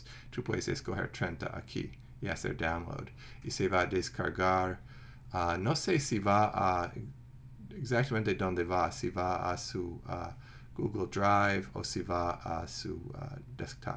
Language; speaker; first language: Spanish; non-native, fluent; English